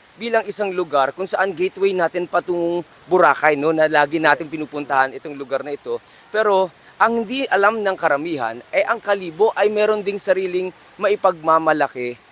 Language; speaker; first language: Filipino; native; Filipino